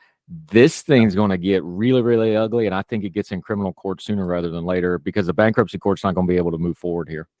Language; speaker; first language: English; native; English